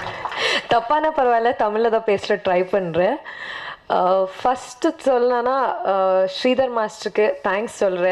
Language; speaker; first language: Tamil; non-native, learner; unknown